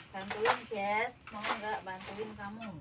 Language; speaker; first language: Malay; non-native, local second language; Javanese